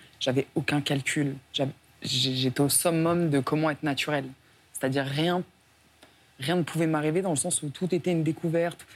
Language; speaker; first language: French; native; French